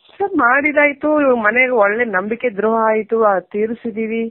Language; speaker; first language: Kannada; native; Kannada